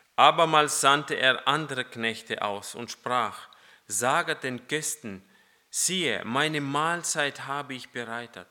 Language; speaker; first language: German; non-native, fluent; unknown